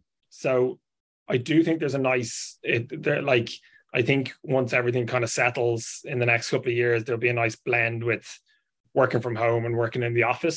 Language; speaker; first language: English; native; English